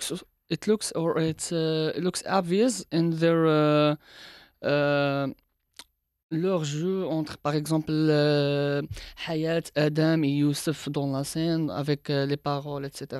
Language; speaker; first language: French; non-native, local second language; Arabic